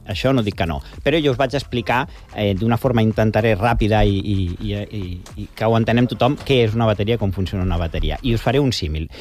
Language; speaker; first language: Catalan; non-native, local second language; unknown